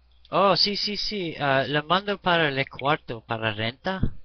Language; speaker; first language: Spanish; non-native, learner; English